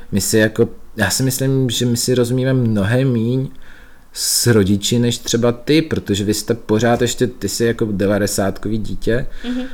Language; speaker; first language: Czech; early bilingual, other home language; Russian